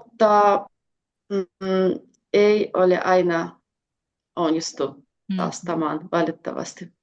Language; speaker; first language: Finnish; non-native, fluent; Russian